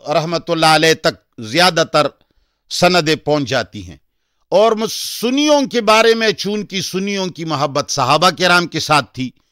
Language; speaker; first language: Urdu; non-native, local second language; Pashto